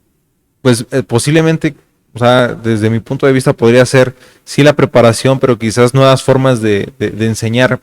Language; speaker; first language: Spanish; native; Spanish